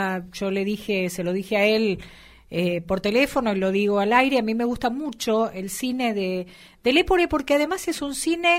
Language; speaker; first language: Spanish; native; Spanish